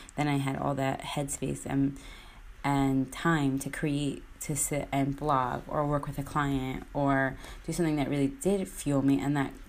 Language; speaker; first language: English; native; English